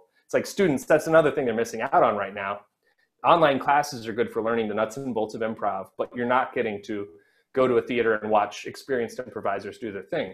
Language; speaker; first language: English; native; English